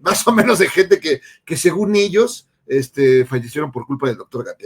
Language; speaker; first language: Spanish; native; Spanish